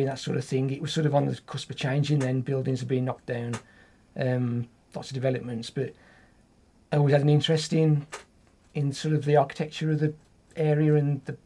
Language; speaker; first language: English; native; English